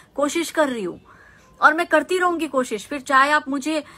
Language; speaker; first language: Hindi; non-native, local second language; Gujarati